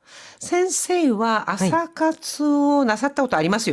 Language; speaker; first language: Japanese; non-native, fluent; Korean